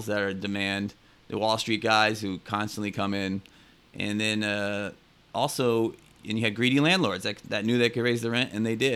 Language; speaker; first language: English; native; English